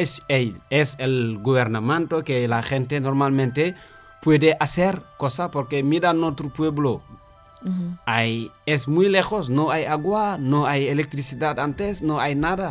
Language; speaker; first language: Spanish; non-native, learner; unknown